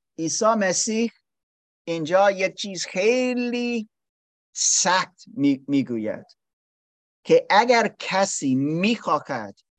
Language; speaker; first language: Persian; non-native, learner; English